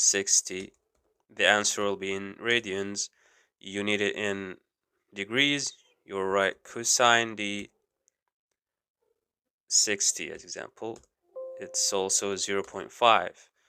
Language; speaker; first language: English; non-native, fluent; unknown